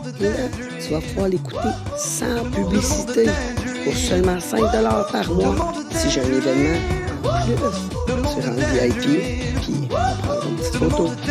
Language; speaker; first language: French; native; French